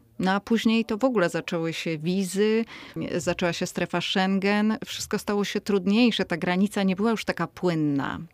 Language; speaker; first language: Polish; native; Polish